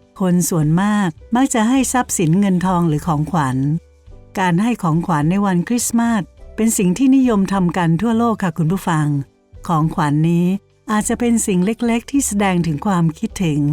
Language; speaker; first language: Thai; native; Thai